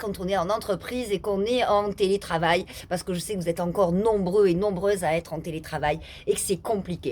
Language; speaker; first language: French; native; French